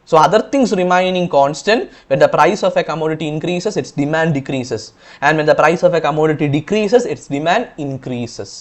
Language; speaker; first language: English; non-native, local second language; Malayalam